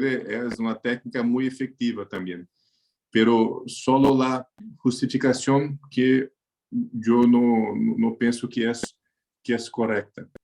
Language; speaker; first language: Spanish; non-native, learner; Portuguese